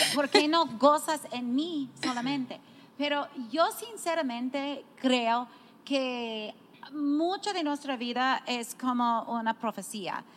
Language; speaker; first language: Spanish; non-native, fluent; English